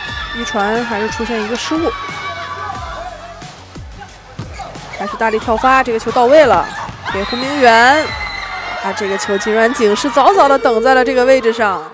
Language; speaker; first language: Chinese; native; Chinese